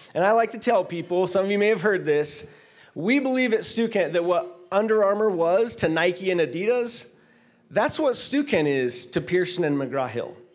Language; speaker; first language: English; native; English